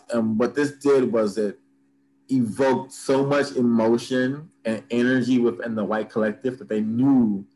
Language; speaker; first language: English; native; English